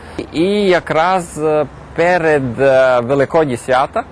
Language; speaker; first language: Ukrainian; early bilingual, heritage; Ukrainian